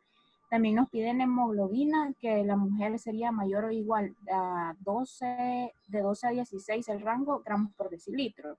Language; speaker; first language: Spanish; native; Spanish